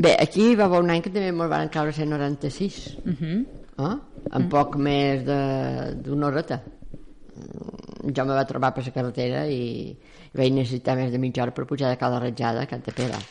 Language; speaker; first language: Catalan; native; Catalan